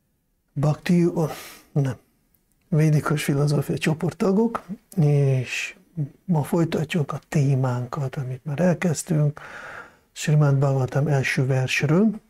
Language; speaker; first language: Hungarian; non-native, fluent; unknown